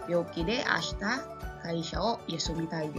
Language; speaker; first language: Japanese; non-native, fluent; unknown